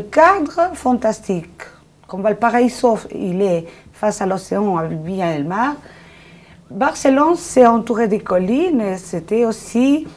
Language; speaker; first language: French; non-native, fluent; Spanish